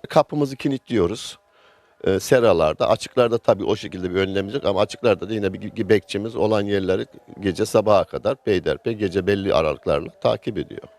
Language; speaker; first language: Turkish; native; Turkish